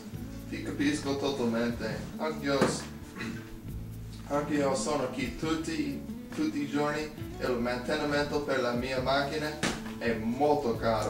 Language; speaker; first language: Italian; non-native, learner; English